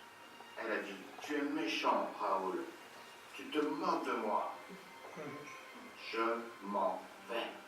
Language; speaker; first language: French; non-native, learner; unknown